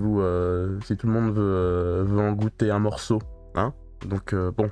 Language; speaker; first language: French; native; French